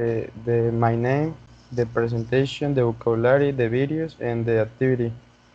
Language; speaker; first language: English; non-native, learner; Spanish